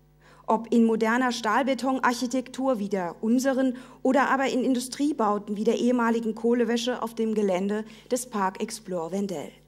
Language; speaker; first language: German; native; German